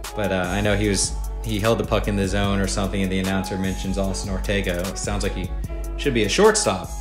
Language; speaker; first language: English; native; English